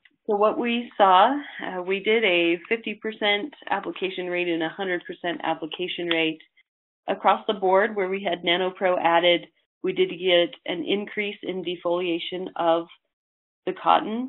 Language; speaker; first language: English; native; English